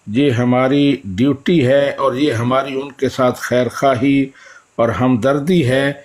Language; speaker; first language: Urdu; non-native, local second language; Punjabi